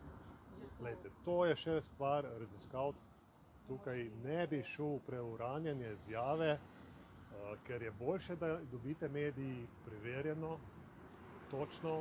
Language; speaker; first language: Slovenian; native; Slovenian